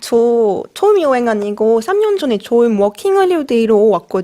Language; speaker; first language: Korean; non-native, fluent; French